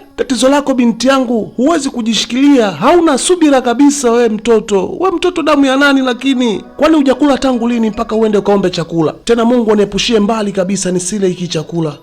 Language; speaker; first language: Swahili; native; Swahili